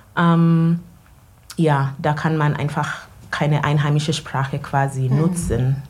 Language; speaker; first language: German; non-native, fluent; Ganda